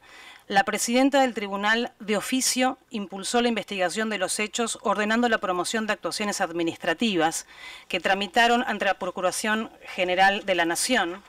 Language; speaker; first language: Spanish; native; Spanish